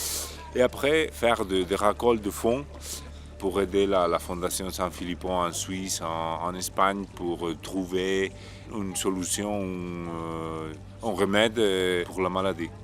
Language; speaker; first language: French; non-native, fluent; Spanish